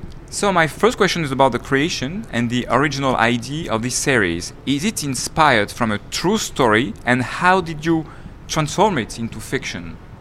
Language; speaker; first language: English; non-native, fluent; French